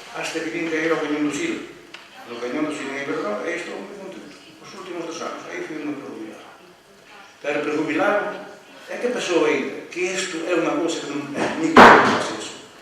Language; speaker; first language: Galician; native; Galician